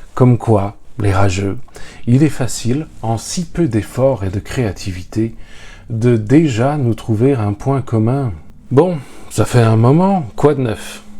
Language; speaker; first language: French; native; French